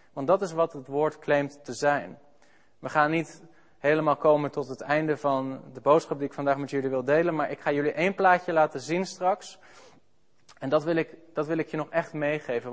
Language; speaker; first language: Dutch; native; Dutch